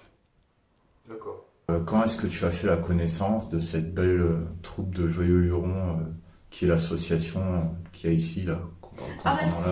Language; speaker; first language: French; native; French